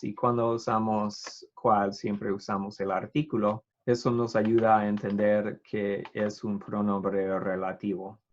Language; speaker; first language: Spanish; non-native, fluent; English